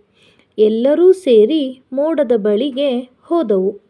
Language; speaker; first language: Kannada; native; Kannada